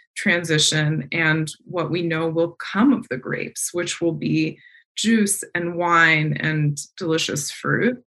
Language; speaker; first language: English; native; English